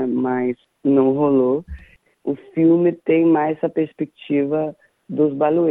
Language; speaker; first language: Portuguese; non-native, fluent; Danish